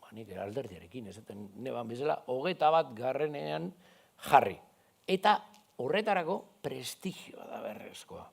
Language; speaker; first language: Basque; non-native, local second language; Spanish